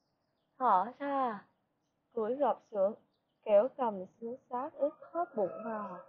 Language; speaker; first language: Vietnamese; native; Vietnamese